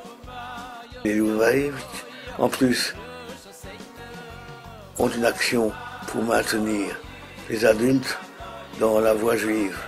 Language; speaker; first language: French; native; French